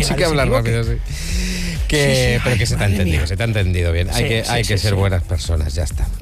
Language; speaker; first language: Spanish; native; Spanish